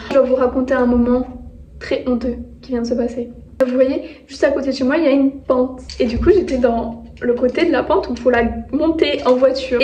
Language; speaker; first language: French; native; French